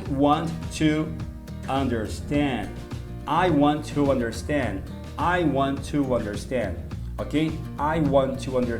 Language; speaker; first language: English; non-native, learner; Portuguese